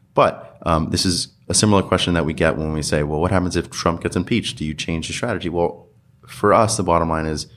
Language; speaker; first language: English; native; English